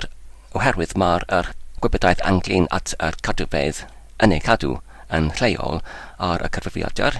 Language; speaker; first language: Welsh; non-native, learner; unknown